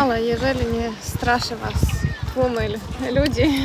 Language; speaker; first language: Polish; non-native, learner; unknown